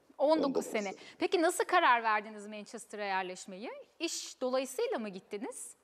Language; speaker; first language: Turkish; native; Turkish